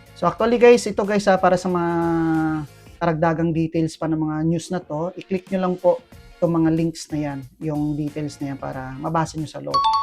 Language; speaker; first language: Filipino; native; Filipino